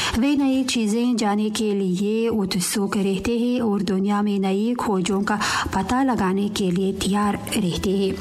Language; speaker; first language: Hindi; non-native, fluent; Tajik